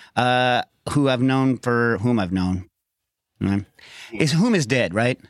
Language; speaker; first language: English; native; English